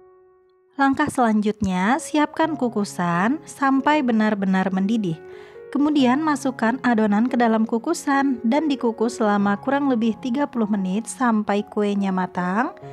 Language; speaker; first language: Indonesian; native; Indonesian